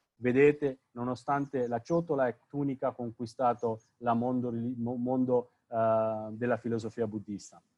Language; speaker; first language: Italian; non-native, fluent; Sinhala